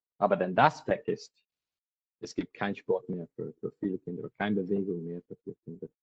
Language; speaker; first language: German; non-native, learner; English